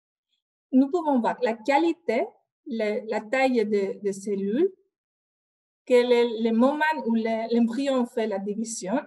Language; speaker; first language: French; non-native, fluent; Spanish